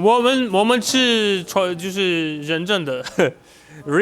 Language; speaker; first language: Chinese; non-native, fluent; Russian